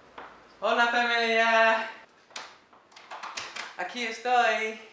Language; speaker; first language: Spanish; non-native, learner; English